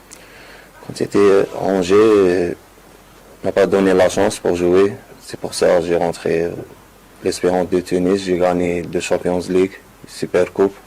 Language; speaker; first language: French; non-native, learner; Arabic